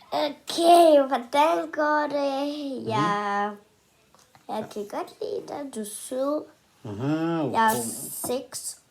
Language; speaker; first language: Danish; early bilingual, other home language; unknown